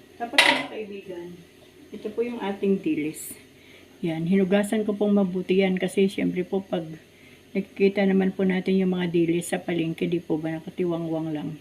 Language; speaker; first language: Filipino; native; Filipino